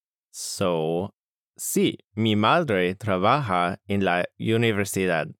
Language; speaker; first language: Spanish; non-native, learner; English